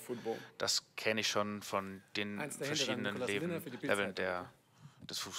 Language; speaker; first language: German; non-native, fluent; French